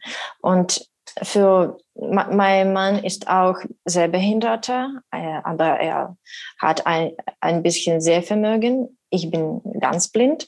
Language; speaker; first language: German; non-native, learner; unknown